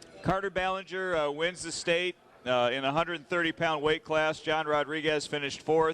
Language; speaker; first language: English; native; English